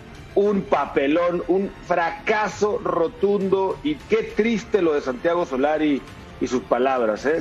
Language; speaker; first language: Spanish; native; Spanish